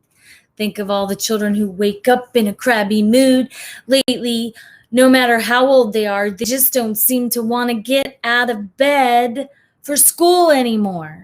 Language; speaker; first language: English; native; English